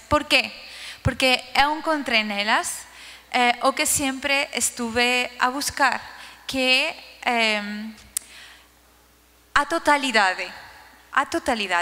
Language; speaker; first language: Portuguese; non-native, learner; Spanish